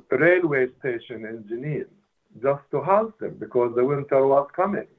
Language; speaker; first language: English; non-native, fluent; Arabic